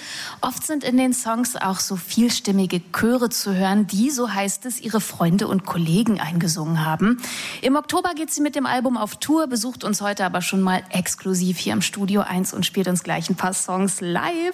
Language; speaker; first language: German; native; German